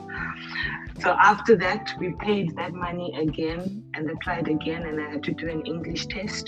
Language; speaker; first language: English; native; English